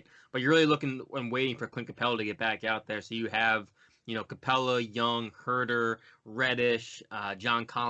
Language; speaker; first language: English; native; English